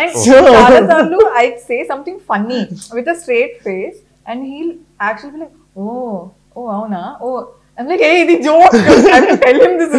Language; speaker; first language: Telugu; non-native, fluent; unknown